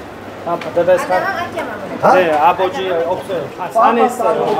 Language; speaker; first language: Korean; non-native, learner; Uzbek